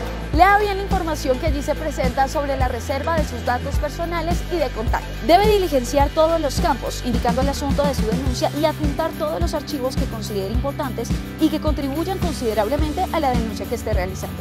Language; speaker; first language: Spanish; native; Spanish